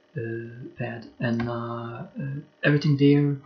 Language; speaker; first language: English; non-native, fluent; Lithuanian